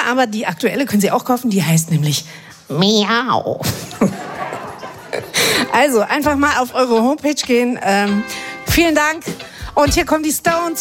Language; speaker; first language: German; native; German